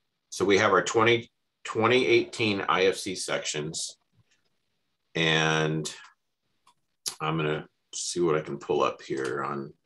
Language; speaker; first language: English; native; English